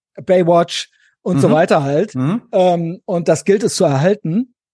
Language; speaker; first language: German; native; German